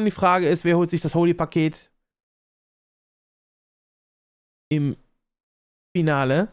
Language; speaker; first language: German; native; German